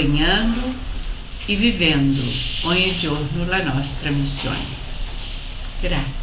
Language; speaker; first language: Italian; non-native, fluent; Portuguese